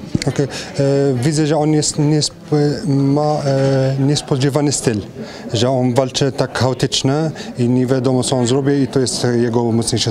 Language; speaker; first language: Polish; non-native, fluent; French